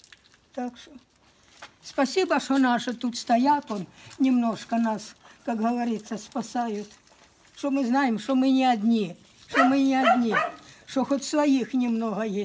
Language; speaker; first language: Russian; native; Russian